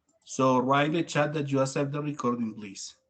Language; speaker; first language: English; non-native, fluent; Spanish